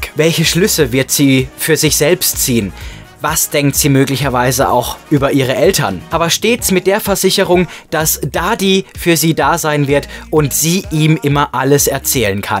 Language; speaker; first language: German; native; German